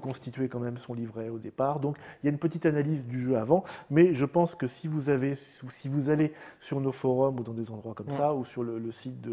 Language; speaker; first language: French; native; French